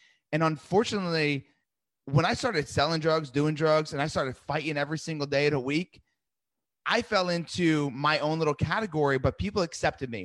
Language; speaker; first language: English; native; English